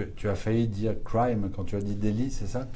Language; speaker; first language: French; native; French